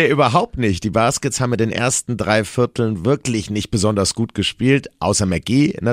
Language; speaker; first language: German; native; German